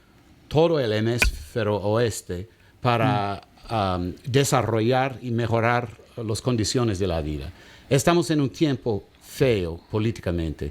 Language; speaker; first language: Spanish; non-native, learner; English